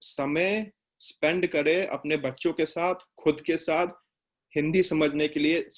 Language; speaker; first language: Hindi; native; Hindi